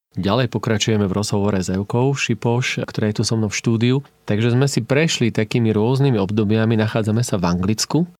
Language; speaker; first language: Slovak; native; Slovak